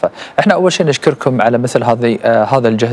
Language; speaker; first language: Arabic; native; Arabic